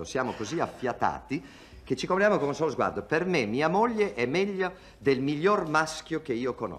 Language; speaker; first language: Italian; native; Italian